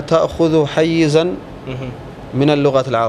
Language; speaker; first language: Arabic; native; Arabic